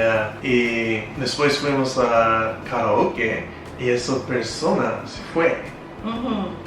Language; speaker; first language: Spanish; non-native, fluent; English